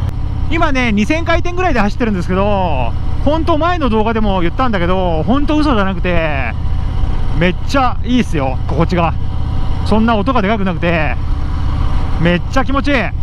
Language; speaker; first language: Japanese; native; Japanese